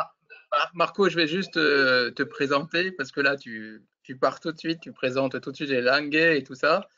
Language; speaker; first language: French; native; French